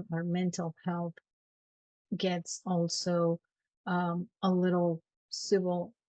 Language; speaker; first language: English; non-native, fluent; Spanish